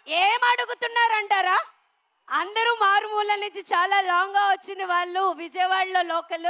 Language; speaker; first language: Telugu; native; Telugu